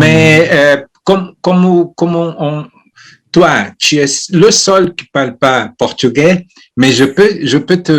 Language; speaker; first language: French; non-native, fluent; Portuguese